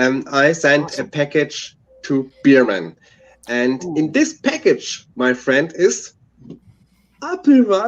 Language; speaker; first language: English; non-native, learner; German